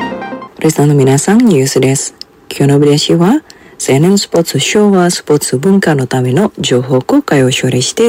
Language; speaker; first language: Japanese; non-native, fluent; Indonesian